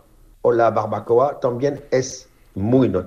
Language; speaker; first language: Spanish; non-native, fluent; French